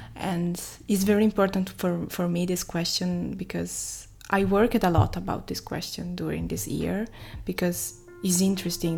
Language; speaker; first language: English; non-native, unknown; Italian